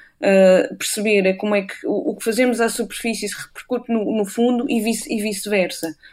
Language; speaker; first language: Portuguese; native; Portuguese